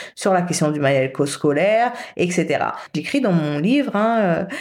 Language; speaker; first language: French; native; French